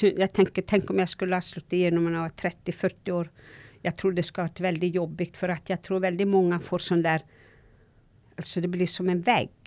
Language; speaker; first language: Swedish; non-native, local second language; Northern Sami